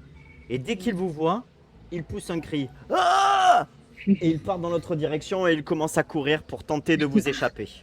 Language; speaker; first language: French; native; French